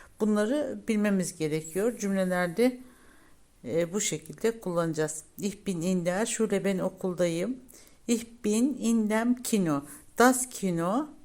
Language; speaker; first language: Turkish; native; Turkish